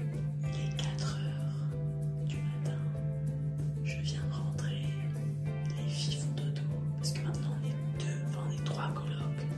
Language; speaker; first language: French; native; French